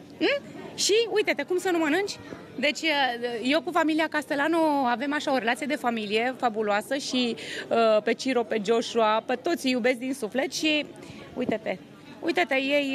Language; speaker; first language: Romanian; native; Romanian